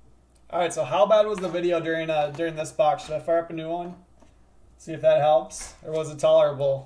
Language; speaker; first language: English; native; English